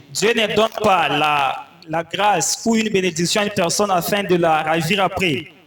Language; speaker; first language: French; non-native, local second language; Swahili